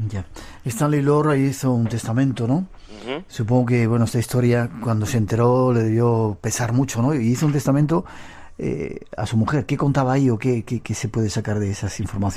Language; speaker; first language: Spanish; native; Spanish